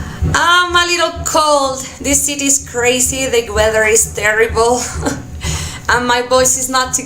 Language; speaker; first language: English; non-native, fluent; Spanish